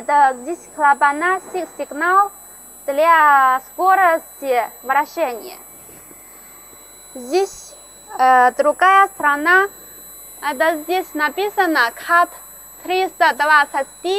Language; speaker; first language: Russian; non-native, learner; Chinese